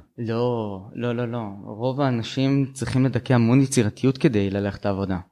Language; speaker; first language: Hebrew; native; Hebrew